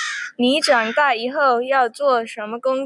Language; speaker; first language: Chinese; non-native, learner; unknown